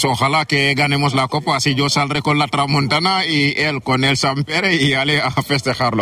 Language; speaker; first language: Spanish; non-native, fluent; Wolof